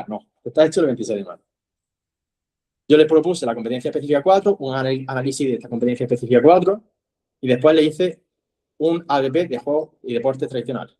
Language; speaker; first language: Spanish; native; Spanish